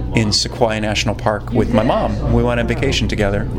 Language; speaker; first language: English; native; English